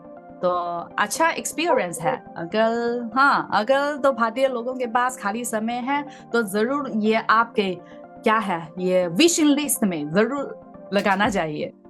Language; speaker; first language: Hindi; non-native, fluent; Chinese